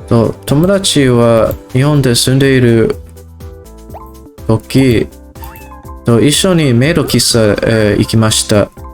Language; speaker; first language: Japanese; non-native, learner; English